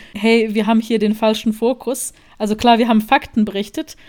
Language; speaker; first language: German; non-native, fluent; Bosnian